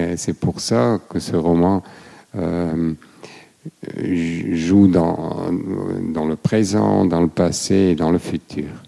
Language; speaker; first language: French; non-native, fluent; German